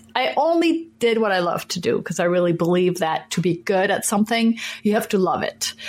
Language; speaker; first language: English; non-native, fluent; French